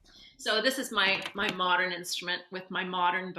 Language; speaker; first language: English; native; English